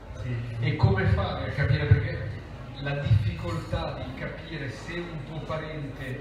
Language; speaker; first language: Italian; native; Italian